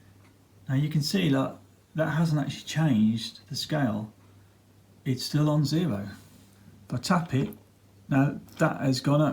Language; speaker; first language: English; native; English